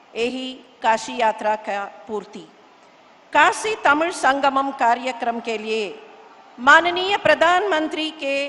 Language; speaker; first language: Hindi; non-native, local second language; Tamil